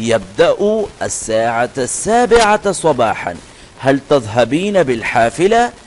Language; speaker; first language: Arabic; non-native, fluent; Urdu